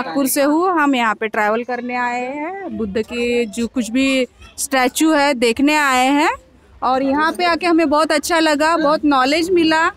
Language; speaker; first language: Hindi; non-native, local second language; Marathi